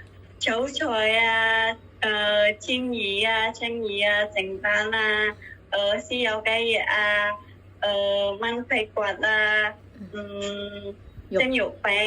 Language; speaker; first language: Cantonese; non-native, fluent; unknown